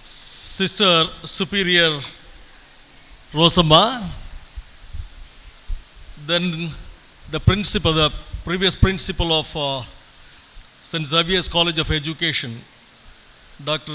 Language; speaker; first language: English; non-native, local second language; Tamil